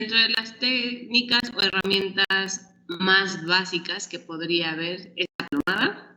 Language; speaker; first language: Spanish; native; Spanish